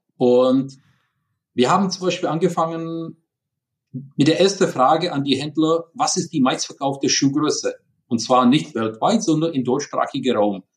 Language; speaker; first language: German; non-native, fluent; Czech